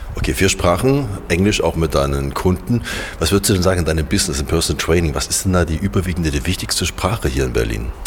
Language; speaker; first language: German; native; German